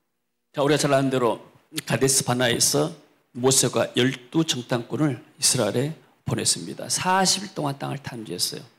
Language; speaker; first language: Korean; native; Korean